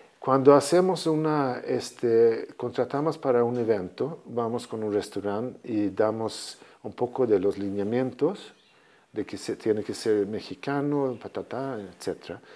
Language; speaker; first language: Spanish; non-native, fluent; Swedish